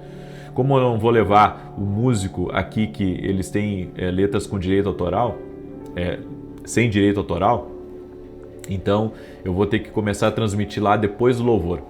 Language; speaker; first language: Portuguese; native; Portuguese